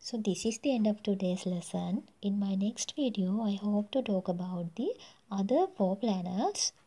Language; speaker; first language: English; non-native, local second language; Sinhala